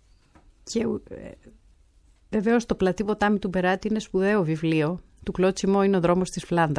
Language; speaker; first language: Greek; native; Greek